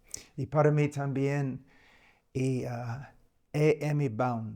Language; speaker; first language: Spanish; non-native, fluent; English